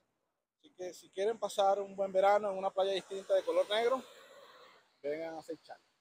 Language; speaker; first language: Spanish; native; Spanish